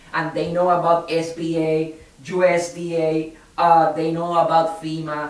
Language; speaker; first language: English; non-native, fluent; Spanish